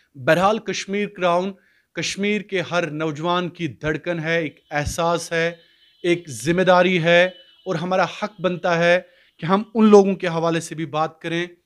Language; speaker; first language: Hindi; non-native, local second language; Kashmiri